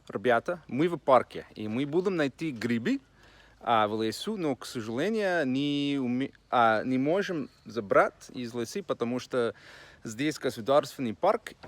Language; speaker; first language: Russian; non-native, learner; English